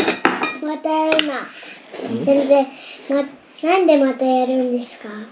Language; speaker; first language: Japanese; native; Japanese